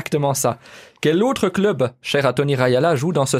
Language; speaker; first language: French; native; French